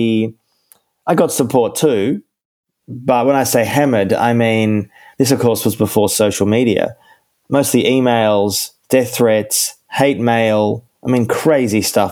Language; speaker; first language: English; native; English